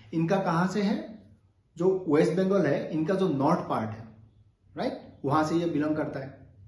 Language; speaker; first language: Hindi; non-native, local second language; Assamese